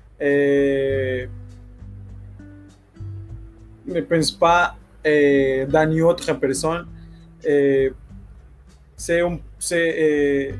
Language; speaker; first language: French; non-native, learner; Spanish